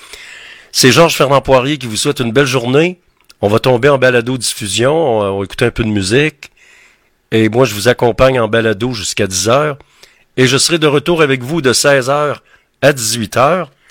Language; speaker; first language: French; native; French